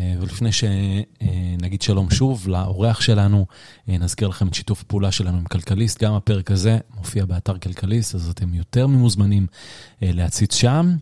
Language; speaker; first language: Hebrew; native; Hebrew